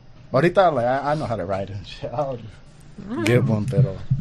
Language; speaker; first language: English; early bilingual, other home language; Spanish